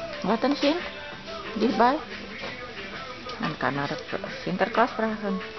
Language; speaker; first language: Dutch; non-native, learner; Indonesian